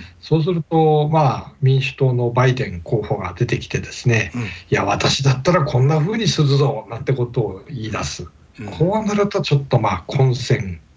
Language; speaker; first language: Japanese; native; Japanese